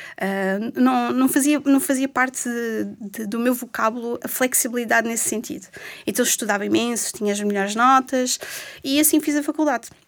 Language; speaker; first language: Portuguese; native; Portuguese